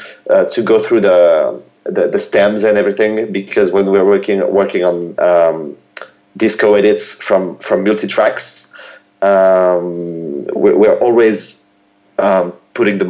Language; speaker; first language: English; non-native, fluent; French